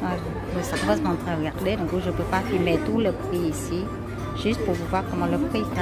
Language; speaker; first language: French; non-native, learner; Vietnamese